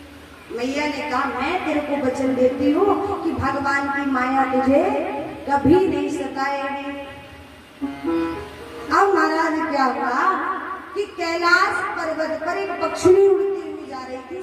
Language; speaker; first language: Hindi; native; Hindi